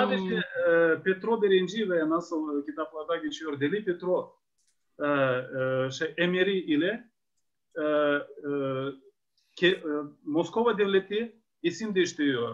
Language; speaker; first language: Turkish; non-native, fluent; Ukrainian